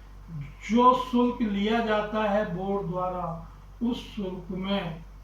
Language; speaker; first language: Hindi; native; Hindi